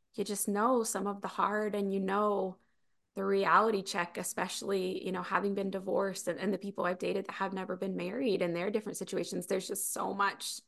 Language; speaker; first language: English; native; English